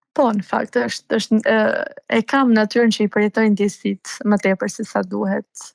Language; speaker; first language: Albanian; native; Albanian